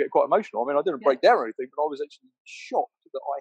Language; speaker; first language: English; native; English